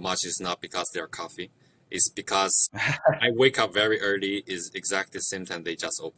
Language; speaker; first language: English; non-native, fluent; Chinese